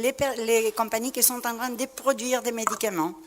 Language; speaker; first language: French; non-native, fluent; Spanish